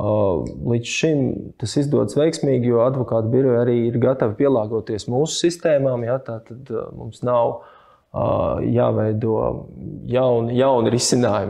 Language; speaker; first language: Latvian; native; Latvian